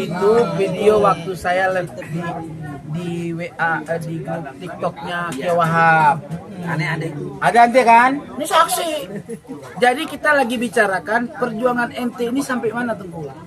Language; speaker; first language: Indonesian; native; Indonesian